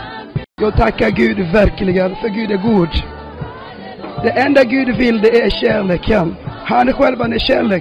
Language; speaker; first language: Swedish; non-native, fluent; French